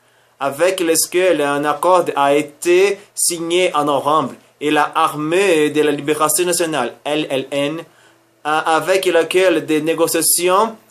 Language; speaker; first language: French; non-native, learner; Spanish